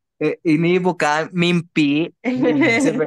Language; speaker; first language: Indonesian; non-native, learner; Spanish